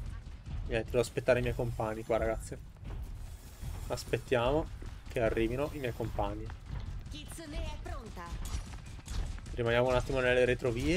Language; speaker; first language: Italian; native; Italian